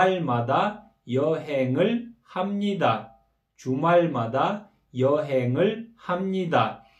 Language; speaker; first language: Korean; non-native, fluent; Kyrgyz